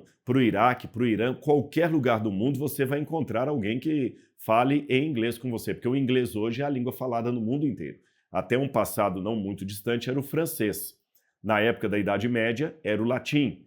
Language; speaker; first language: Portuguese; native; Portuguese